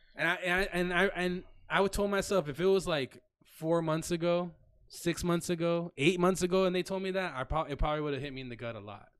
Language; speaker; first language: English; native; English